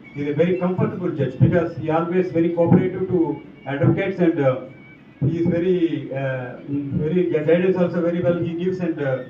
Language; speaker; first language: English; non-native, local second language; Telugu